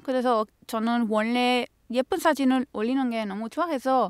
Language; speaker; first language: Korean; non-native, fluent; Spanish